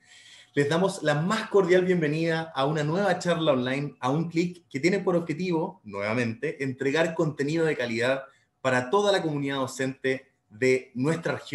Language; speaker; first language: Spanish; native; Spanish